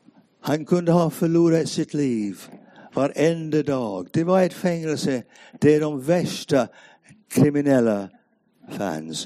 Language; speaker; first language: Swedish; non-native, fluent; English